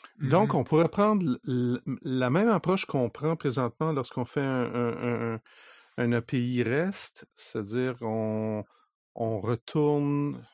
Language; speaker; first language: French; native; French